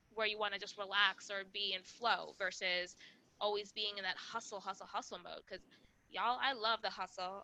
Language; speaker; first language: English; non-native, local second language; Kinyarwanda